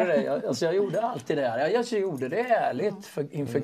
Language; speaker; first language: Swedish; native; Swedish